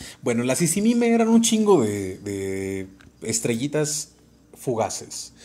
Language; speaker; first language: Spanish; native; Spanish